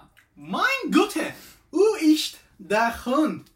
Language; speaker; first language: German; non-native, learner; English